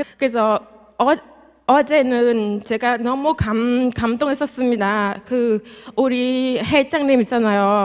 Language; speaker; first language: Korean; non-native, learner; Khmer